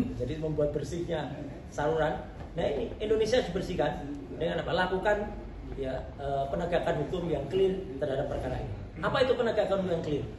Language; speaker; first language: Indonesian; non-native, local second language; Javanese